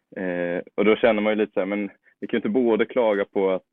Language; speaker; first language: Swedish; native; Swedish